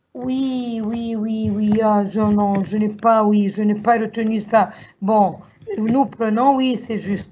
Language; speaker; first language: French; non-native, learner; Arabic